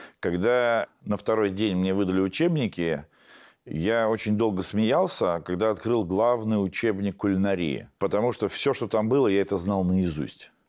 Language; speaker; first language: Russian; native; Russian